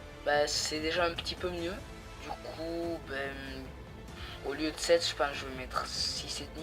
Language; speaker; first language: French; native; French